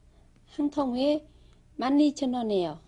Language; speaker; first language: Korean; non-native, learner; Vietnamese